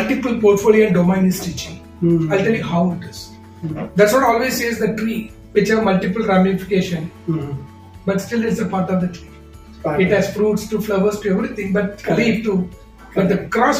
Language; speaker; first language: English; non-native, local second language; Tamil